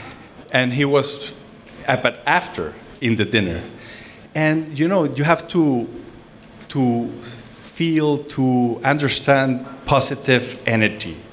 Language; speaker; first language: English; non-native, fluent; Spanish